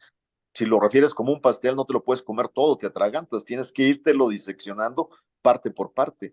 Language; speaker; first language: Spanish; native; Spanish